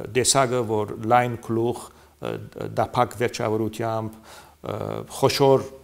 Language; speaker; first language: Armenian; early bilingual, heritage; Armenian